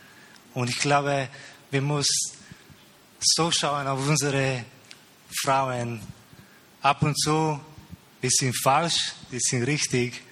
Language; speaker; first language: German; non-native, learner; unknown